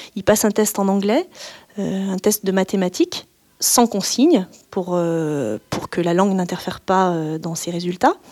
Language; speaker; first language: French; native; French